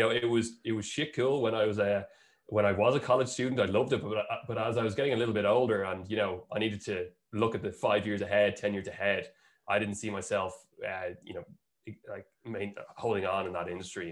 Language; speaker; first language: English; native; English